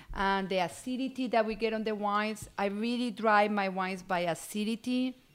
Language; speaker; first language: English; non-native, fluent; Spanish